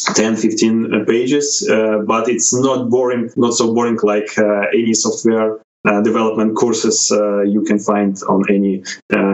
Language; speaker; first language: English; non-native, fluent; Ukrainian